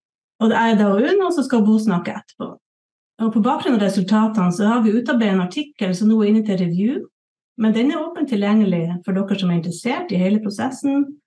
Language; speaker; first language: Norwegian; native; Norwegian